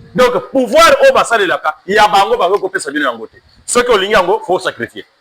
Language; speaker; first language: Lingala; non-native, local second language; Kongo